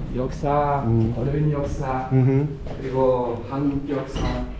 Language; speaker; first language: Korean; early bilingual, heritage; Korean